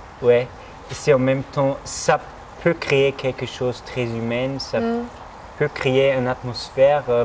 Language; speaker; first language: French; non-native, fluent; German